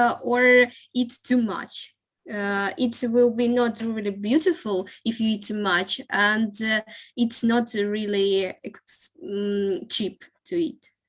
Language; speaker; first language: English; non-native, learner; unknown